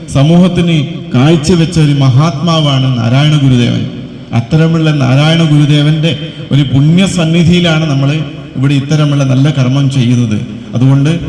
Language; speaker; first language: Malayalam; non-native, local second language; Kannada